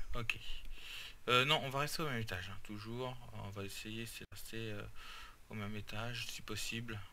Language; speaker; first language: French; native; French